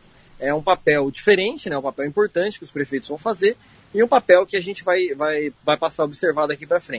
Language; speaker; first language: Portuguese; native; Portuguese